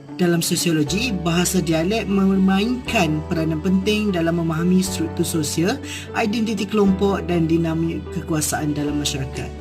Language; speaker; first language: Malay; native; Malay